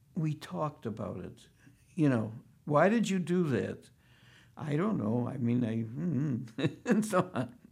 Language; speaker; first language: English; early bilingual, other home language; Yiddish